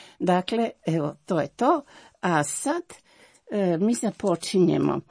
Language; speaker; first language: Croatian; native; Croatian